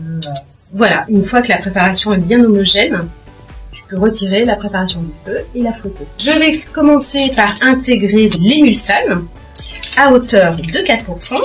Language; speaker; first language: French; native; French